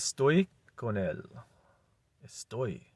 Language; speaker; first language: Spanish; non-native, learner; English